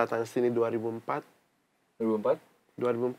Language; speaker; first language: Indonesian; non-native, fluent; English